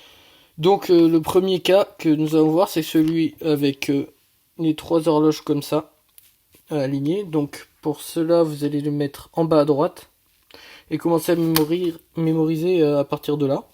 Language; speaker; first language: French; native; French